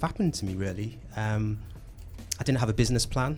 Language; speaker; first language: English; native; English